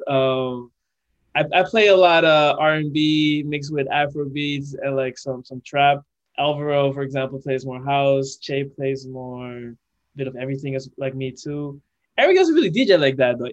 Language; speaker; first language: English; non-native, fluent; Dutch